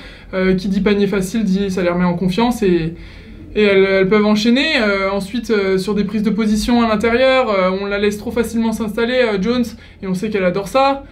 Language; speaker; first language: French; native; French